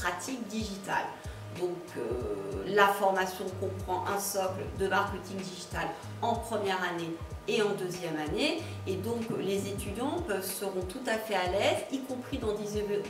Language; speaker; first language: French; native; French